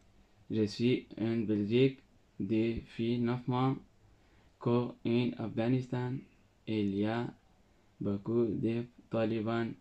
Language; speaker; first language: French; non-native, learner; Pashto